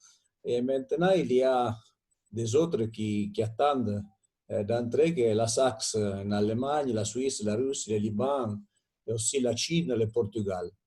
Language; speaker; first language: French; non-native, fluent; Italian